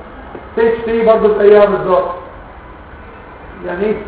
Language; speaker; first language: Arabic; native; Arabic